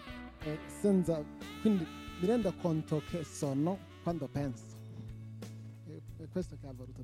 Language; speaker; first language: Italian; non-native, local second language; Rundi